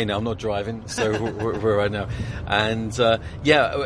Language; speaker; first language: English; native; English